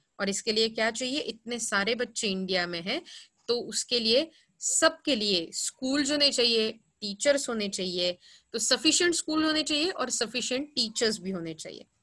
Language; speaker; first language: Hindi; non-native, local second language; Marathi